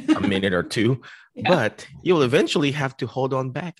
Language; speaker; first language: English; non-native, local second language; Filipino